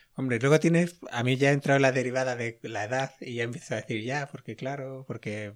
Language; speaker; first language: Spanish; native; Spanish